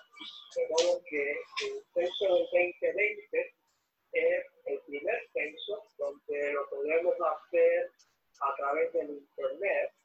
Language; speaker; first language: Spanish; native; Spanish